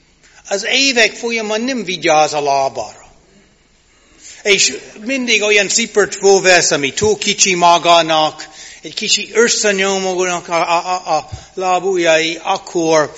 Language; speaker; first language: Hungarian; non-native, fluent; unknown